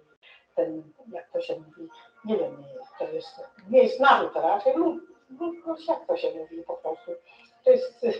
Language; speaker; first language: Polish; non-native, fluent; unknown